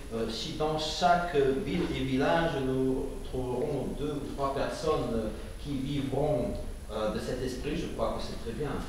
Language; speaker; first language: French; non-native, fluent; Ukrainian